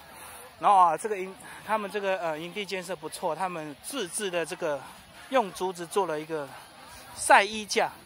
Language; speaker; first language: Chinese; native; Chinese